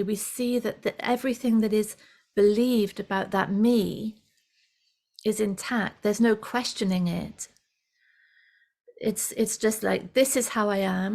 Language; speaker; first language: English; native; English